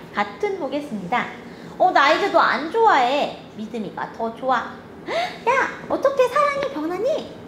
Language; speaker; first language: Korean; native; Korean